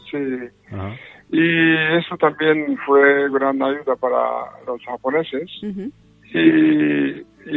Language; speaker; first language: Spanish; non-native, fluent; Japanese